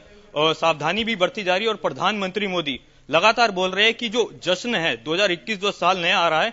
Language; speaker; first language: Hindi; native; Hindi